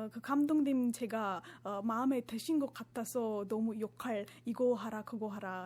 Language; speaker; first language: Korean; non-native, fluent; Marathi